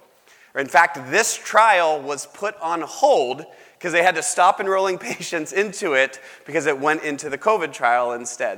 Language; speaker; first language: English; native; English